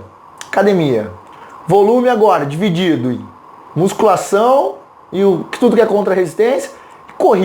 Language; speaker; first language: Portuguese; native; Portuguese